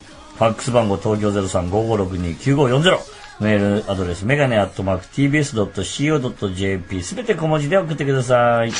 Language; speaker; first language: Japanese; native; Japanese